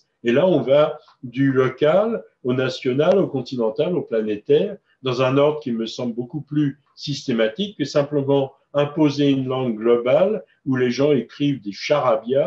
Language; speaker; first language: French; native; French